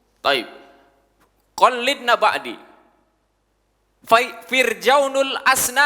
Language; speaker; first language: Arabic; non-native, fluent; Indonesian